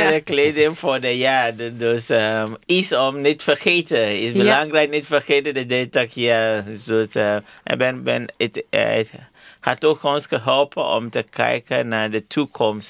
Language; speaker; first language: Dutch; non-native, learner; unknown